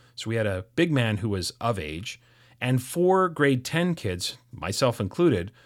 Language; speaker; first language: English; native; English